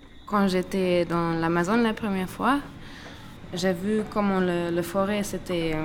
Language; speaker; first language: French; non-native, learner; German